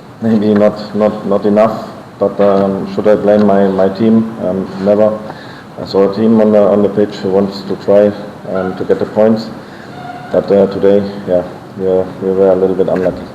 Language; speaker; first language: English; non-native, fluent; German